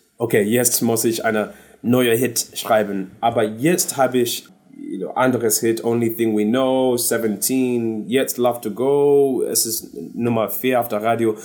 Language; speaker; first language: German; non-native, learner; English